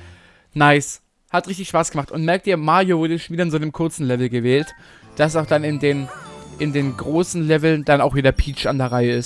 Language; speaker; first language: German; native; German